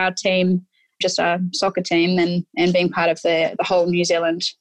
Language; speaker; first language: English; native; English